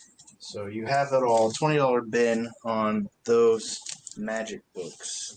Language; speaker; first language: English; native; English